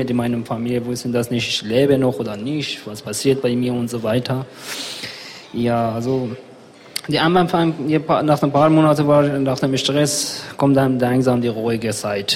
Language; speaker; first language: German; non-native, learner; Persian